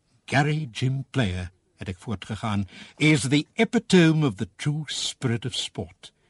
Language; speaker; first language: English; non-native, local second language; Afrikaans